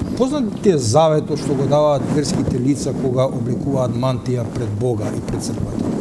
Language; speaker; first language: Macedonian; native; Macedonian